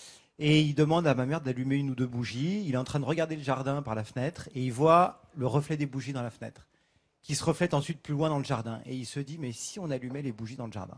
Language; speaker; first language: French; native; French